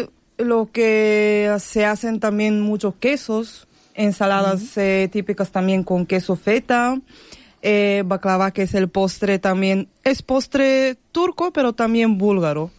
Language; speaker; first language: Spanish; non-native, fluent; Bulgarian